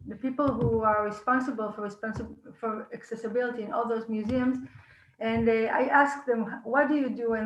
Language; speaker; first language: English; non-native, fluent; Hebrew